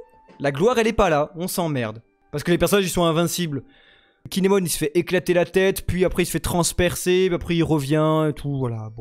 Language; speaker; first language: French; native; French